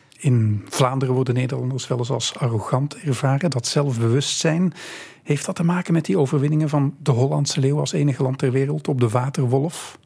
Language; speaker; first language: Dutch; native; Dutch